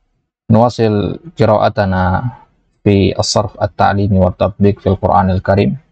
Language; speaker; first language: Arabic; non-native, fluent; Indonesian